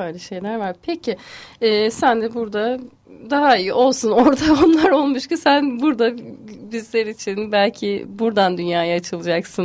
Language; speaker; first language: Turkish; native; Turkish